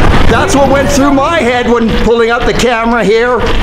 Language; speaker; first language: English; native; English